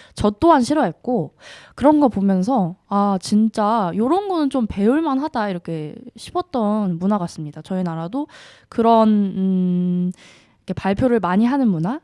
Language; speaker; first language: Korean; native; Korean